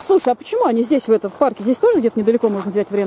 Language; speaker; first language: Russian; native; Russian